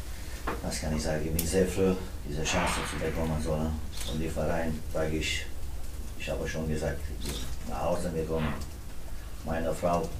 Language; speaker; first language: German; non-native, fluent; Romanian